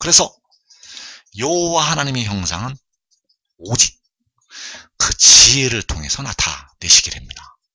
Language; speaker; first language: Korean; native; Korean